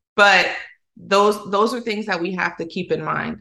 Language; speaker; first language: English; non-native, fluent; Spanish